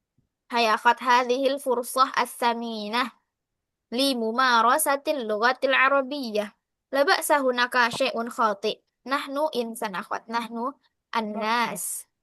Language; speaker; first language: Arabic; non-native, fluent; Indonesian